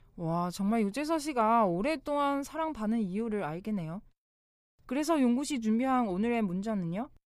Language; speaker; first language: Korean; non-native, fluent; Chinese